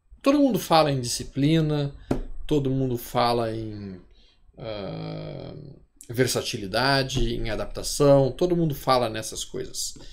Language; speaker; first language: Portuguese; native; Portuguese